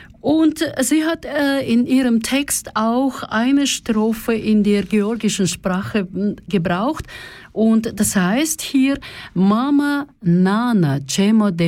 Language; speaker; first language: German; non-native, fluent; Russian